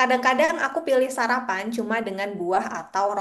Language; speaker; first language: Indonesian; native; Indonesian